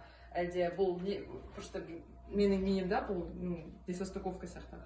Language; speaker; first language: Kazakh; non-native, learner; Russian